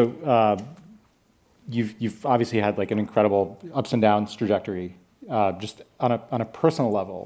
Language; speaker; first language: English; native; English